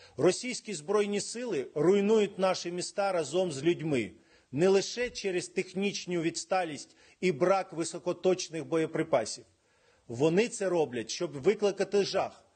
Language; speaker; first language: Ukrainian; non-native, local second language; Russian